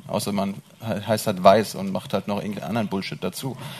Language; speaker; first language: German; native; German